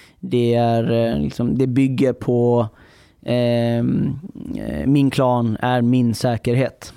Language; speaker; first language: Swedish; early bilingual, other home language; Persian